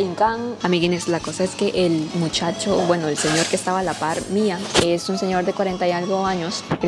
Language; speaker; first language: Spanish; native; Spanish